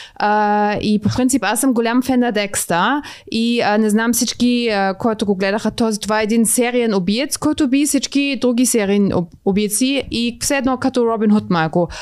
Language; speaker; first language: Bulgarian; native; Bulgarian